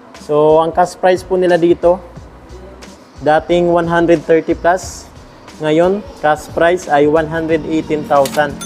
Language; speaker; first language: Filipino; native; Filipino